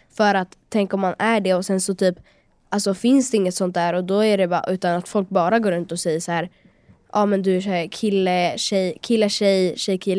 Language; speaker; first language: Swedish; native; Swedish